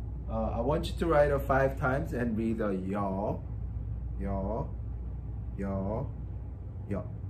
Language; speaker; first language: English; non-native, fluent; Korean